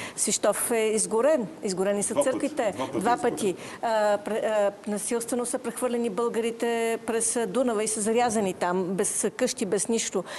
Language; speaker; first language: Bulgarian; native; Bulgarian